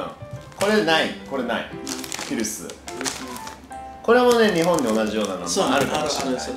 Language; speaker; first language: Japanese; native; Japanese